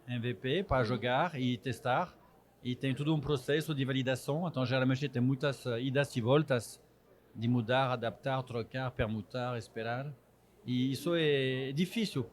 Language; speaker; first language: Portuguese; non-native, fluent; French